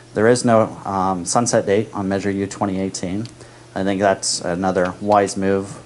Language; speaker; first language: English; native; English